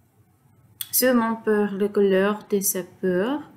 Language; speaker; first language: French; non-native, learner; Spanish